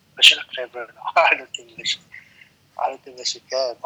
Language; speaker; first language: English; non-native, local second language; Malay